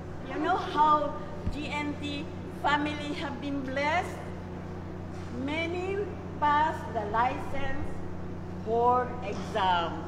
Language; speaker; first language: English; non-native, local second language; Chavacano